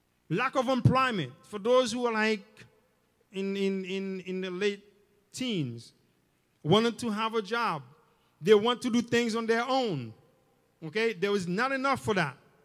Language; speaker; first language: English; non-native, fluent; Haitian Creole